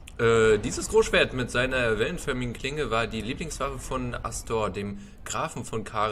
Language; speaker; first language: German; native; German